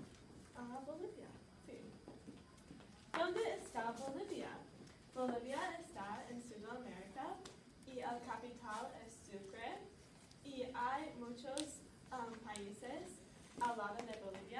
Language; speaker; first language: Spanish; non-native, learner; English